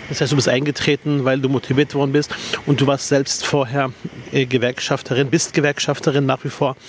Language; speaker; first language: German; early bilingual, other home language; Arabic